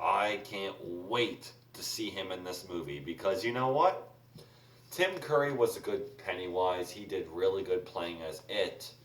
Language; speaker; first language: English; native; English